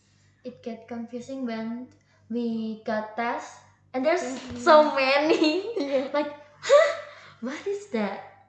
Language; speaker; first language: English; non-native, learner; Indonesian